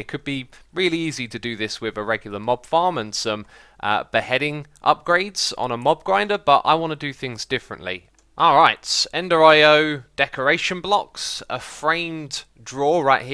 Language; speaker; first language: English; native; English